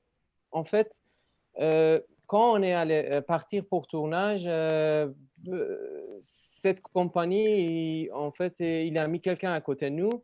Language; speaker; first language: French; non-native, learner; Persian